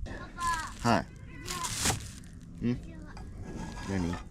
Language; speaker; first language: Japanese; native; Japanese